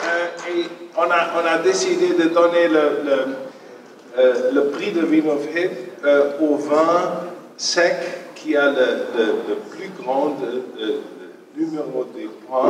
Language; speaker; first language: French; non-native, learner; German